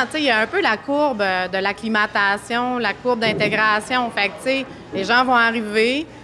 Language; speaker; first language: French; native; French